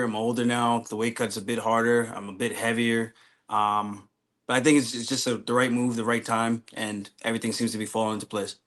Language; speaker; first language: English; native; English